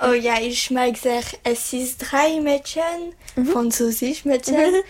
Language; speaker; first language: German; non-native, learner; French